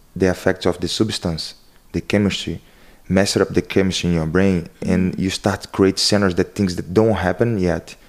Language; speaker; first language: English; non-native, learner; Portuguese